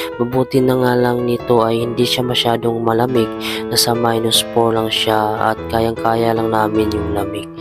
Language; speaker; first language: Filipino; native; Filipino